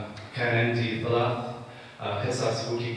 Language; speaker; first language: Arabic; non-native, fluent; English